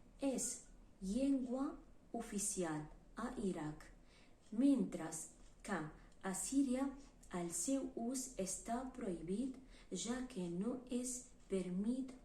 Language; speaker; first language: Catalan; non-native, learner; Kurdish